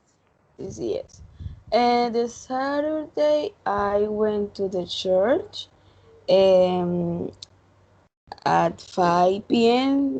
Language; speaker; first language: English; non-native, learner; Spanish